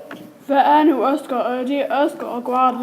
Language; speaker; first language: Welsh; non-native, local second language; English